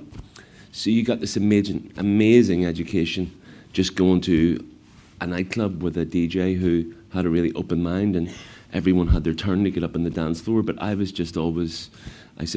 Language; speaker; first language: English; native; English